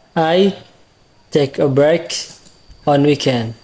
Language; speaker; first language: English; non-native, learner; Indonesian